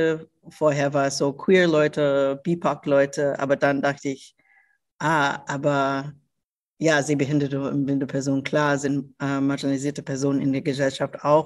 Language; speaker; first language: German; non-native, local second language; English